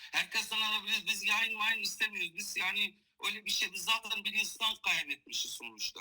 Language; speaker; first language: Turkish; non-native, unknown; Kurdish